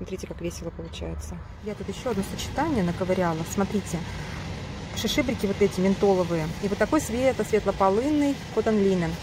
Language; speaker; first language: Russian; native; Russian